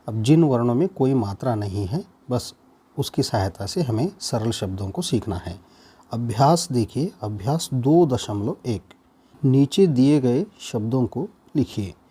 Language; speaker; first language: Hindi; non-native, local second language; Kannada